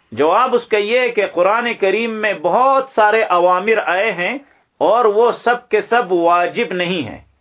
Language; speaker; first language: Urdu; non-native, local second language; Pashto